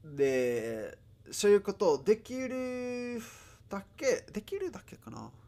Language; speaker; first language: Japanese; non-native, fluent; Spanish